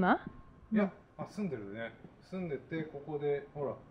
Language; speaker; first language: Japanese; native; Japanese